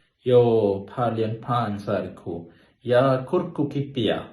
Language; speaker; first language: Finnish; non-native, learner; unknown